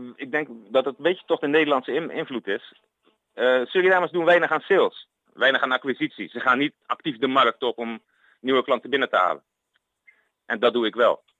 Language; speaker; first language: Dutch; native; Dutch